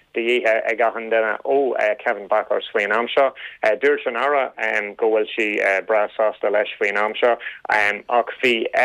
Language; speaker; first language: Irish; non-native, local second language; English